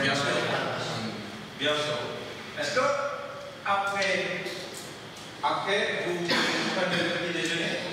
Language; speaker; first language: French; non-native, fluent; Indonesian